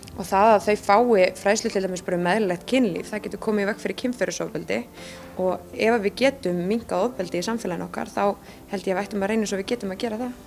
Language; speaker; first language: Icelandic; native; Icelandic